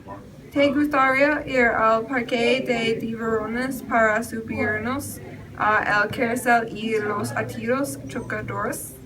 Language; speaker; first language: Spanish; non-native, learner; English